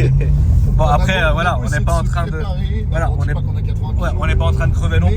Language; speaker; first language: French; native; French